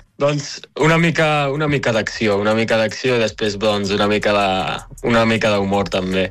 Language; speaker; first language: Catalan; early bilingual, other home language; Arabic